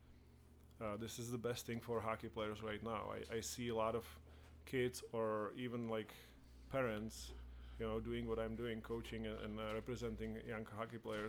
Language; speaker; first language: English; non-native, fluent; Czech